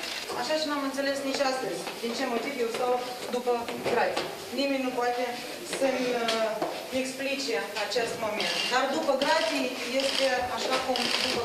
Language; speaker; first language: Romanian; non-native, local second language; Russian